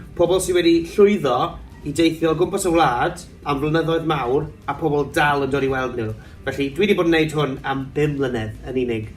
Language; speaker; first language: Welsh; non-native, local second language; English